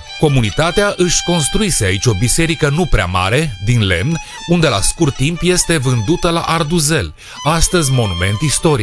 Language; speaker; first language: Romanian; native; Romanian